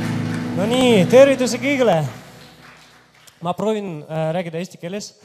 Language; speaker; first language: Estonian; non-native, local second language; Russian